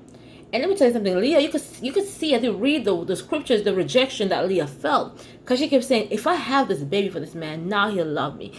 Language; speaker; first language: English; native; English